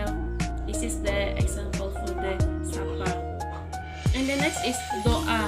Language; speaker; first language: English; non-native, learner; Indonesian